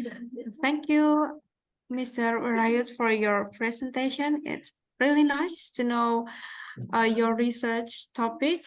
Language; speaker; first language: English; non-native, fluent; Indonesian